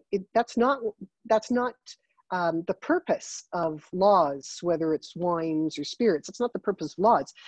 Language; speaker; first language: English; native; English